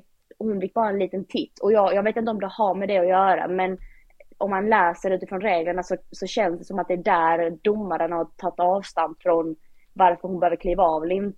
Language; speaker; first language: Swedish; native; Swedish